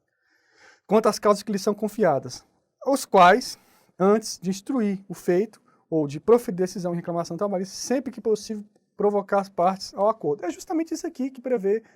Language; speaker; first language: Portuguese; native; Portuguese